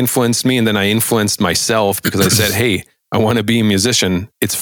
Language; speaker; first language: English; non-native, fluent; German